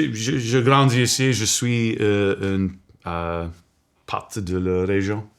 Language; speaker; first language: French; non-native, local second language; English